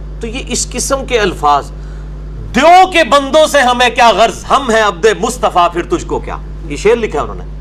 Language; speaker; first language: Urdu; non-native, local second language; Punjabi